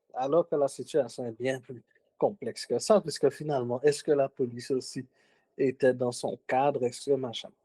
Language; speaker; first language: French; native; French